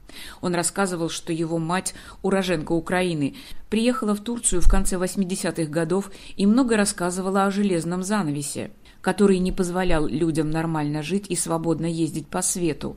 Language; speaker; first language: Russian; native; Russian